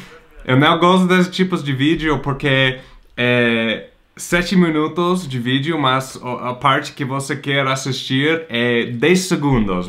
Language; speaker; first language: Portuguese; non-native, fluent; English